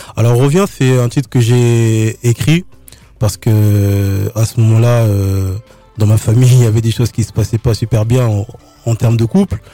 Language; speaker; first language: French; native; French